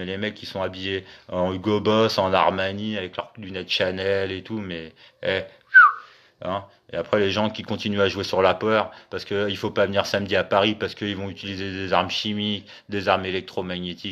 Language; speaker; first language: French; native; French